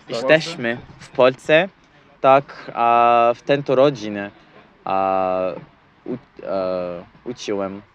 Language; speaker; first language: Polish; non-native, learner; English